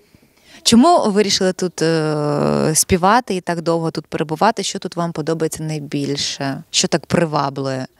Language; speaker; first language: Ukrainian; native; Ukrainian